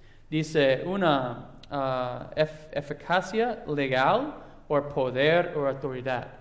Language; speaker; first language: Spanish; non-native, fluent; English